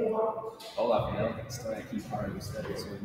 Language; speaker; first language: Spanish; non-native, learner; English